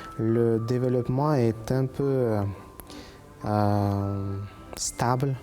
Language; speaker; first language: French; non-native, fluent; Uzbek